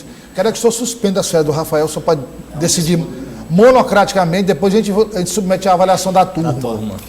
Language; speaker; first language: Portuguese; native; Portuguese